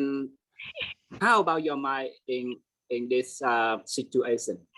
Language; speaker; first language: English; non-native, learner; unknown